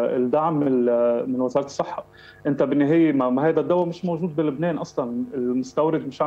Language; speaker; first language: Arabic; native; Arabic